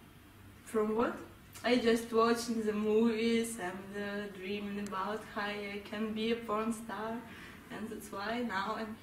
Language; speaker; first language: English; non-native, learner; Russian